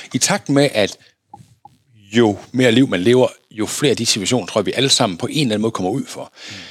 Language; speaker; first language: Danish; native; Danish